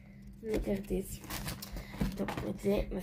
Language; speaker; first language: Hebrew; native; Hebrew